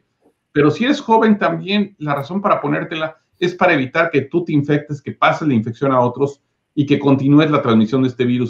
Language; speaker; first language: Spanish; native; Spanish